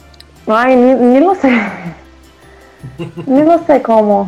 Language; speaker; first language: Spanish; non-native, fluent; Portuguese